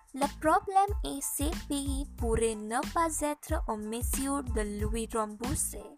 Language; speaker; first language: French; non-native, learner; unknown